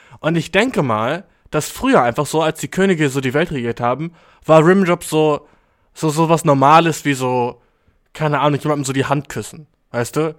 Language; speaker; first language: German; early bilingual, other home language; Albanian